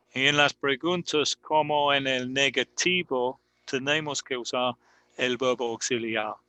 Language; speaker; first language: Spanish; non-native, fluent; English